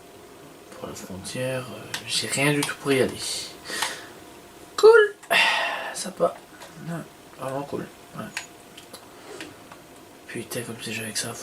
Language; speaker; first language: French; native; French